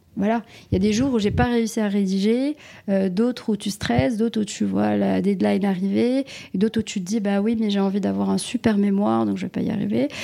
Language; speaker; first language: French; non-native, local second language; Arabic